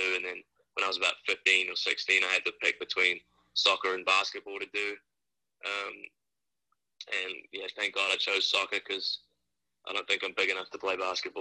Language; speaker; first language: English; native; English